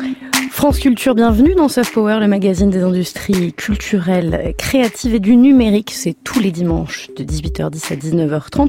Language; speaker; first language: French; native; French